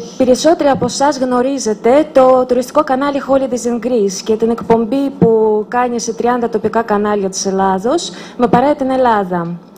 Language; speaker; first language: Greek; non-native, fluent; Russian